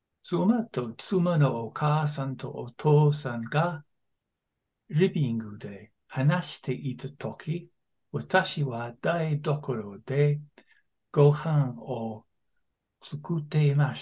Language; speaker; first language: Japanese; non-native, learner; English